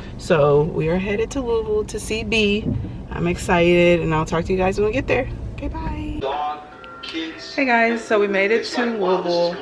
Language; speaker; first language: English; native; English